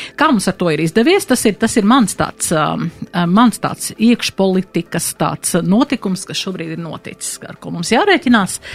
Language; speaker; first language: Latvian; native; Latvian